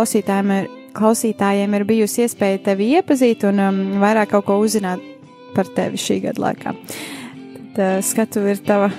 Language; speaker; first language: Latvian; native; Latvian